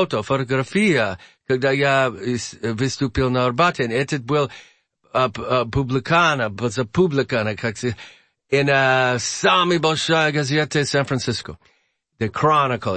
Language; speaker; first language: Russian; non-native, learner; English